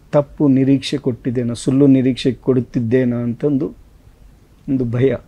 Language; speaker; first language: Kannada; non-native, local second language; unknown